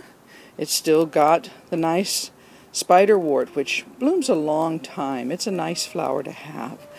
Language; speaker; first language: English; native; English